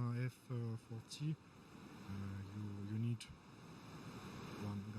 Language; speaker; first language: English; non-native, learner; Russian